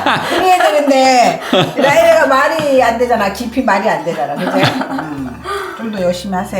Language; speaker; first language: Korean; native; Korean